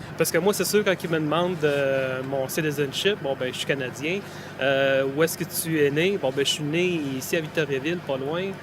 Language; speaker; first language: French; native; French